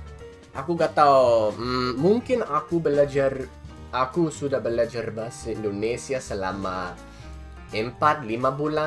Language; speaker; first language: Indonesian; non-native, learner; English